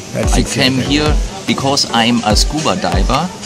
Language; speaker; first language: English; non-native, fluent; German